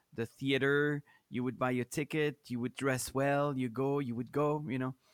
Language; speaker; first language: English; non-native, fluent; French